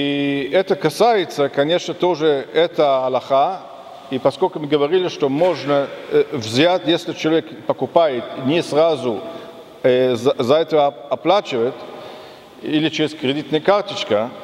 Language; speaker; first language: Russian; non-native, fluent; German